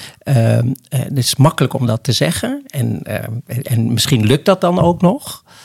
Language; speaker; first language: Dutch; early bilingual, other home language; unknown